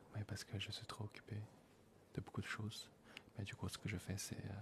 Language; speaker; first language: French; non-native, fluent; Chinese